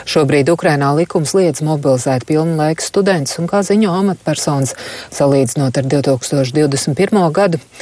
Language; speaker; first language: Latvian; native; Latvian